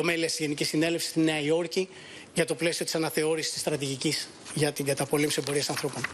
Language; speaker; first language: Greek; native; Greek